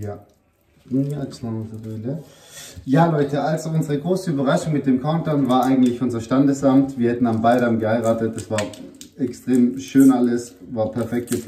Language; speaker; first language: German; early bilingual, other home language; Turkish